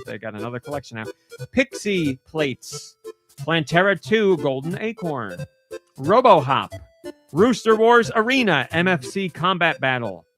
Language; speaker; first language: English; native; English